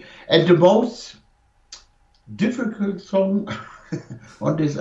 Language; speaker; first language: English; non-native, fluent; German